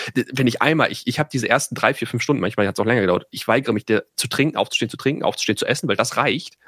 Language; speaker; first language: German; native; German